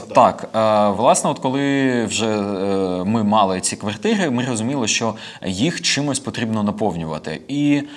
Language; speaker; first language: Ukrainian; non-native, local second language; Russian